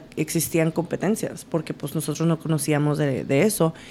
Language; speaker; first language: Spanish; early bilingual, heritage; Spanish